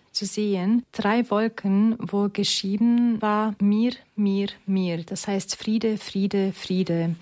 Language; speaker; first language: German; non-native, fluent; Romanian